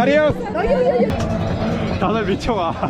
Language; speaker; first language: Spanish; non-native, learner; Korean